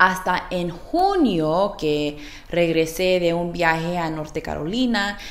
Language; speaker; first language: Spanish; early bilingual, heritage; Spanish